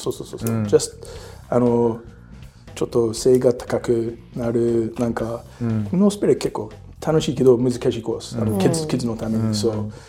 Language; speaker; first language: Japanese; non-native, learner; English